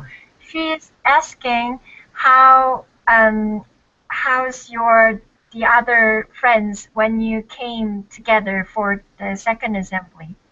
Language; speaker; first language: English; non-native, learner; Korean